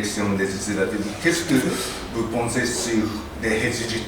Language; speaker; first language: French; non-native, learner; Japanese